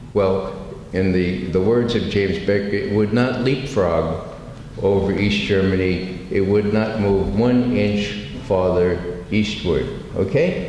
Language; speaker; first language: English; native; English